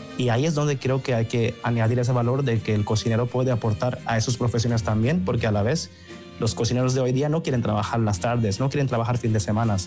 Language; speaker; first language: Spanish; non-native, fluent; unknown